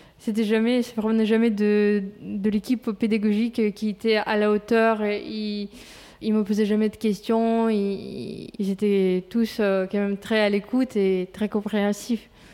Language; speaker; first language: French; non-native, fluent; Russian